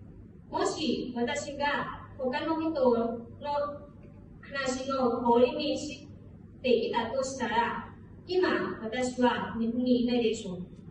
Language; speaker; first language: Japanese; non-native, fluent; Hmong